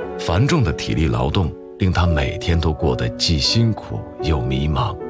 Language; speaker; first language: Chinese; native; Chinese